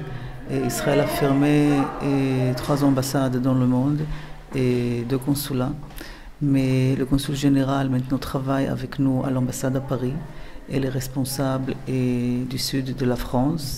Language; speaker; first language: French; non-native, fluent; Hebrew